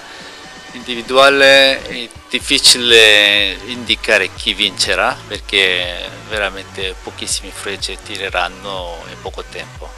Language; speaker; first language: Italian; non-native, learner; Korean